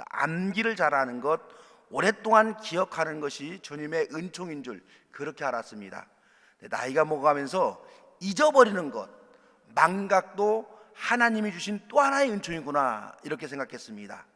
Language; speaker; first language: Korean; native; Korean